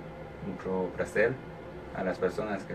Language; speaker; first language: Spanish; non-native, learner; French